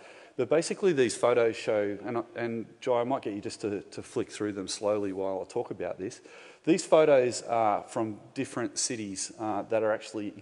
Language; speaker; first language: English; native; English